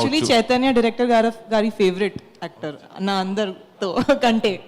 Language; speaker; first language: Telugu; non-native, fluent; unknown